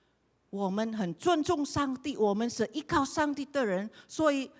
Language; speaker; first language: Chinese; non-native, learner; Indonesian